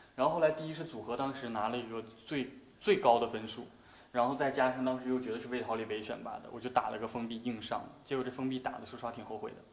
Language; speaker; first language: Chinese; native; Chinese